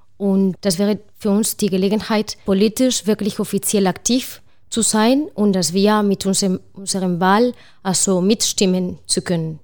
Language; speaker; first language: German; non-native, fluent; Spanish